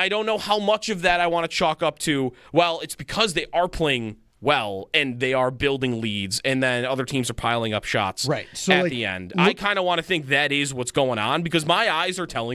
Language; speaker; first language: English; native; English